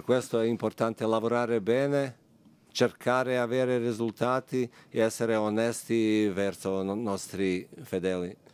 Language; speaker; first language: Italian; non-native, fluent; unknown